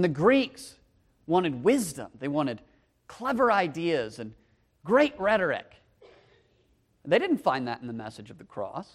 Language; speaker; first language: English; native; English